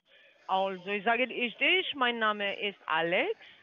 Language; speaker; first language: German; non-native, learner; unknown